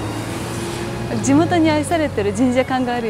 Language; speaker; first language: Japanese; non-native, fluent; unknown